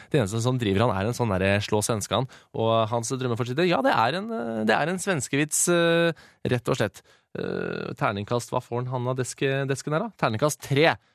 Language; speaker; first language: Norwegian; native; Norwegian